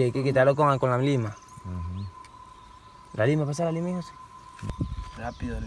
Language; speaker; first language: Spanish; native; Spanish